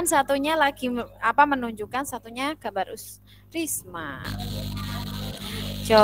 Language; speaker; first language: Indonesian; native; Indonesian